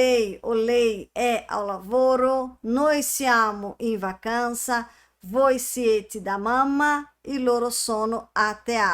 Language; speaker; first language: Italian; non-native, fluent; Portuguese